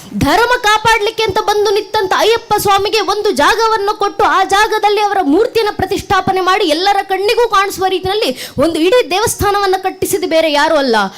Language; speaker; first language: Kannada; native; Kannada